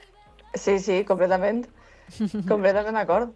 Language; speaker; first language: Catalan; non-native, local second language; Spanish